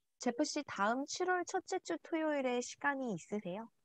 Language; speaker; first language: Korean; native; Korean